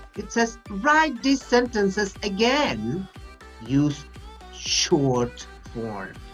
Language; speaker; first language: English; non-native, fluent; Spanish